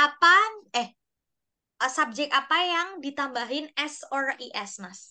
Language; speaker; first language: Indonesian; native; Indonesian